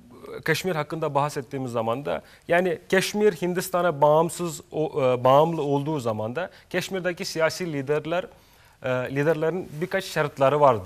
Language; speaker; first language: Turkish; non-native, fluent; Kashmiri